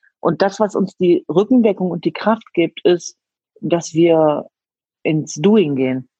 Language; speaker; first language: German; early bilingual, other home language; Kurdish